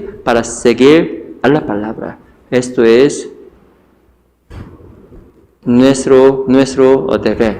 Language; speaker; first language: Spanish; non-native, fluent; Korean